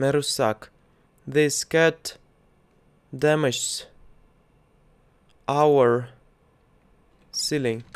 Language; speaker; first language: English; non-native, learner; Russian